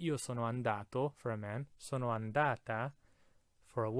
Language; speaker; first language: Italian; non-native, fluent; English